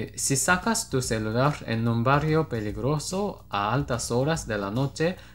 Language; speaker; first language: Spanish; non-native, fluent; Japanese